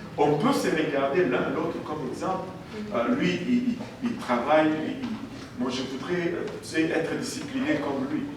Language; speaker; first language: French; non-native, local second language; Swahili